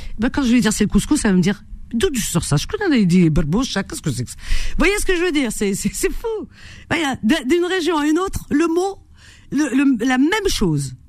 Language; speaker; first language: French; native; French